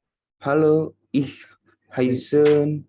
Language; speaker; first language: German; non-native, learner; Indonesian